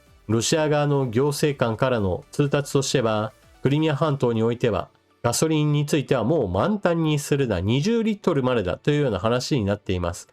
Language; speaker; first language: Japanese; native; Japanese